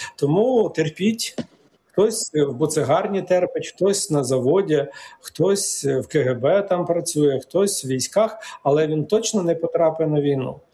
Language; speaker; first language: Ukrainian; native; Ukrainian